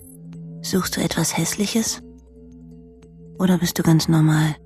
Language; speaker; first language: German; native; German